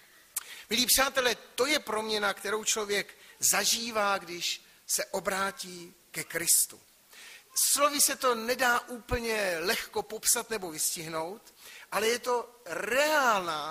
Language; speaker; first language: Czech; native; Czech